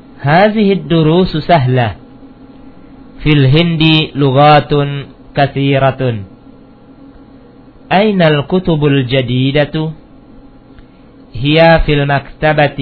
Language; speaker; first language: Arabic; non-native, fluent; Indonesian